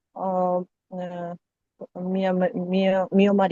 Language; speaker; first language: Italian; non-native, learner; Urdu